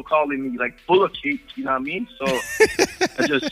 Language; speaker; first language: English; native; English